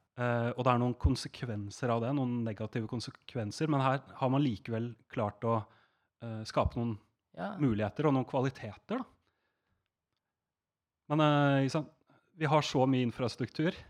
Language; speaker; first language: Norwegian; native; Norwegian